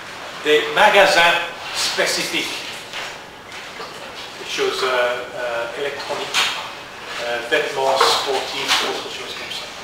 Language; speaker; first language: French; non-native, learner; English